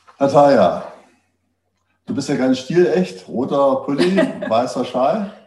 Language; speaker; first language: German; native; German